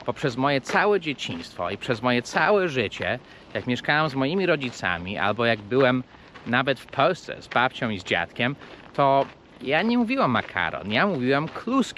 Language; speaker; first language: Polish; early bilingual, heritage; Polish